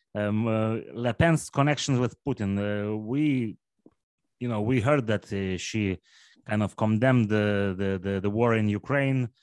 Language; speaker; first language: English; non-native, fluent; Lithuanian